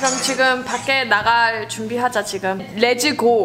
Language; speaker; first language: Korean; early bilingual, heritage; English